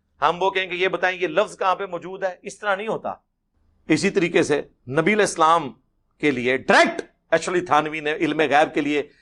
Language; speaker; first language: Urdu; non-native, local second language; Punjabi